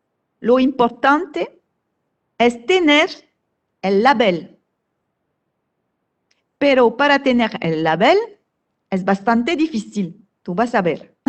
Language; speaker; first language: Spanish; non-native, fluent; French